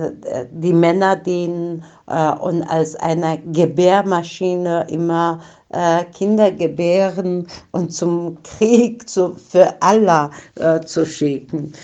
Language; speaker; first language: German; non-native, fluent; Persian